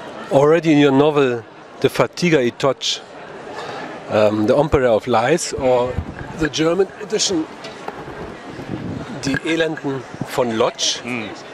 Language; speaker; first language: English; non-native, fluent; German